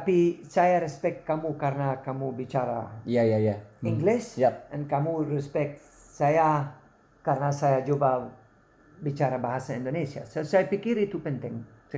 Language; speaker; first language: Indonesian; non-native, learner; Dutch